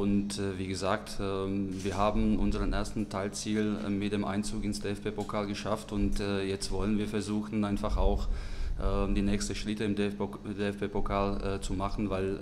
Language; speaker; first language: German; non-native, fluent; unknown